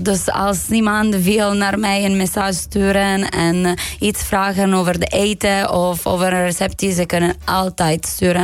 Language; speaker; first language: Dutch; non-native, learner; Italian